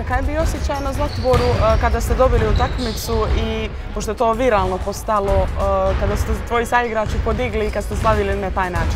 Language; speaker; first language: Bosnian; native; Bosnian